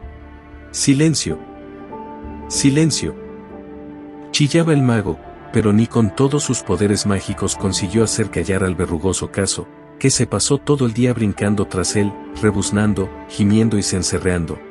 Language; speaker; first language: Spanish; native; Spanish